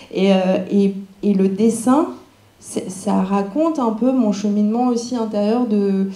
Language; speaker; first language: French; early bilingual, other home language; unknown